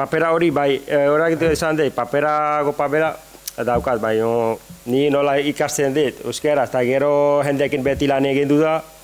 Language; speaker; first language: Basque; non-native, learner; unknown